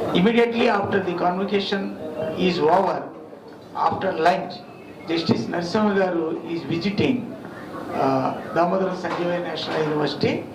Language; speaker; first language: English; non-native, local second language; Telugu